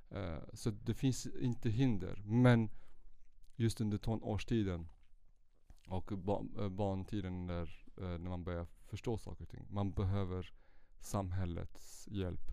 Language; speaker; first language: Swedish; early bilingual, other home language; Central Kurdish